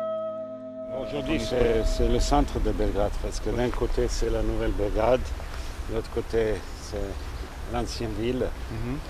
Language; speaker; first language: French; non-native, fluent; Serbian